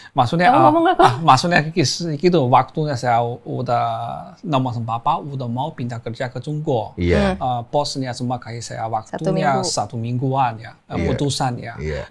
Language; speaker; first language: Indonesian; non-native, learner; Chinese